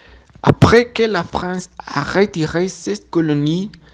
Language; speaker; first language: French; non-native, learner; Spanish